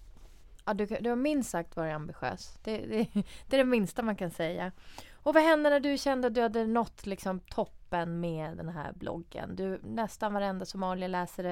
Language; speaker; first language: Swedish; early bilingual, other home language; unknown